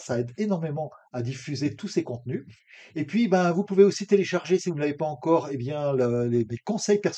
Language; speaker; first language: French; native; French